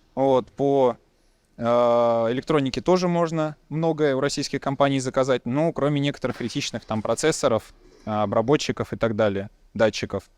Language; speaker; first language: Russian; native; Russian